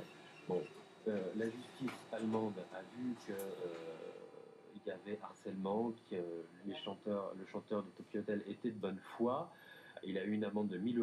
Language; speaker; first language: French; native; French